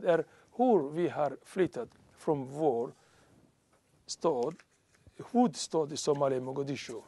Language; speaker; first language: Swedish; non-native, learner; Somali